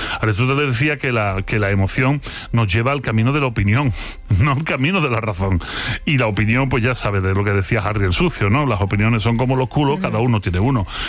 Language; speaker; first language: Spanish; native; Spanish